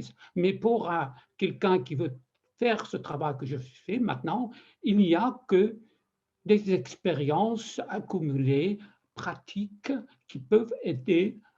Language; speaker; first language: French; non-native, fluent; Persian